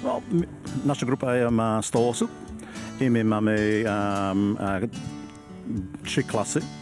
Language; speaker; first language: Polish; early bilingual, heritage; Polish